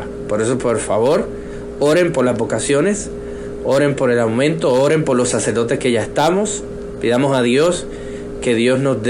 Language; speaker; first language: Spanish; native; Spanish